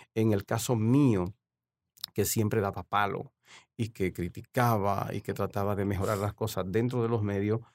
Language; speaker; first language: Spanish; native; Spanish